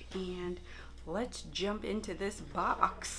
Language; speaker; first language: English; native; English